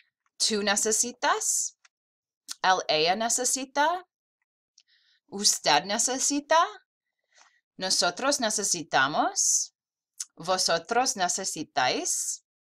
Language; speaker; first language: Spanish; non-native, fluent; English